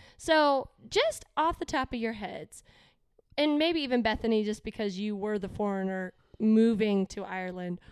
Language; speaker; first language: English; native; English